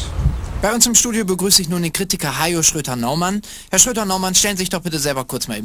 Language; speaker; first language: German; native; German